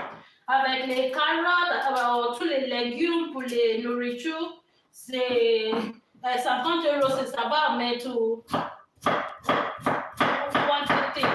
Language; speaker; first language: French; non-native, learner; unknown